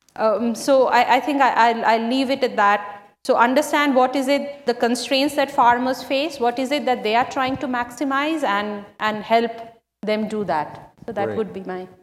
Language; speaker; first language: English; non-native, local second language; Bangla